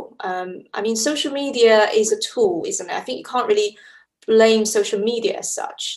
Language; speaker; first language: English; early bilingual, other home language; Chinese